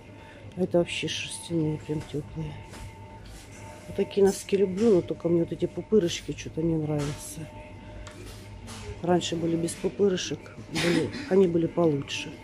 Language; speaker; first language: Russian; native; Russian